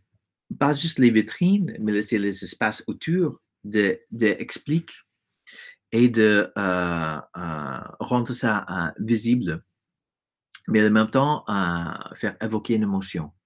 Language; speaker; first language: French; non-native, fluent; English